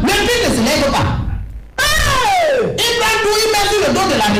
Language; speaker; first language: French; native; French